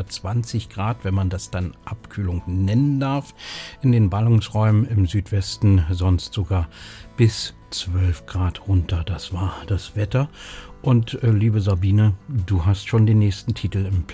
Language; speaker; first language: German; native; German